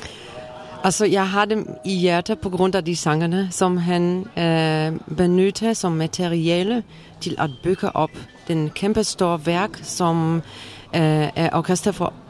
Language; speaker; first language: Danish; non-native, fluent; Polish